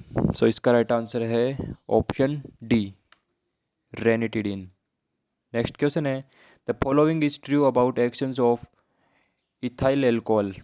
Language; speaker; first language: Hindi; native; Hindi